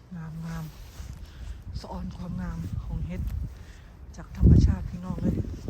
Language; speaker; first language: Thai; native; Thai